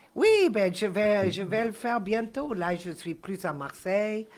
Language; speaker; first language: French; non-native, fluent; Spanish